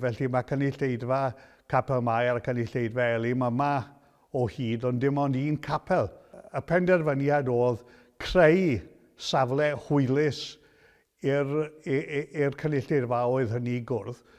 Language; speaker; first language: Welsh; native; Welsh